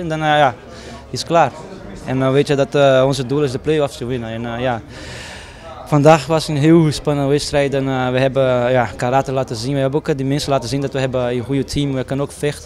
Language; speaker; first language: Dutch; non-native, fluent; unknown